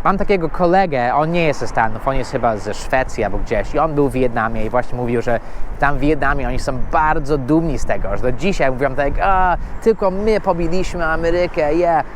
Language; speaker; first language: Polish; non-native, fluent; English